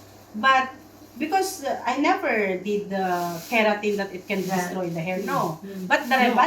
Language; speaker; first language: English; non-native, local second language; Filipino